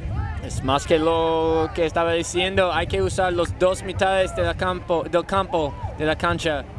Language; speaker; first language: Spanish; non-native, learner; English